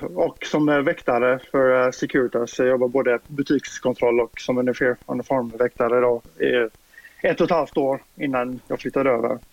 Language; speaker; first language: Swedish; native; Swedish